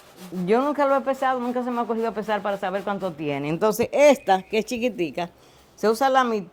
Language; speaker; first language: Spanish; native; Spanish